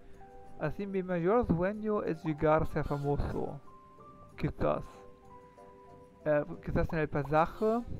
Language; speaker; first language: Spanish; non-native, learner; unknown